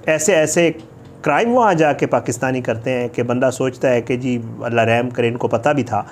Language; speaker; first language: Urdu; native; Urdu